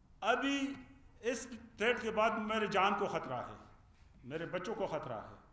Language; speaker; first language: Urdu; non-native, fluent; Pashto